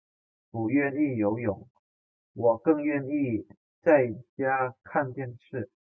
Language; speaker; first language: Chinese; non-native, fluent; Indonesian